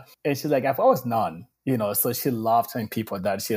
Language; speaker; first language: English; non-native, local second language; Shona